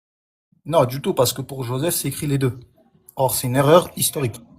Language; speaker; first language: French; native; French